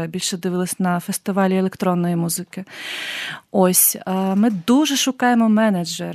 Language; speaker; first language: Ukrainian; native; Ukrainian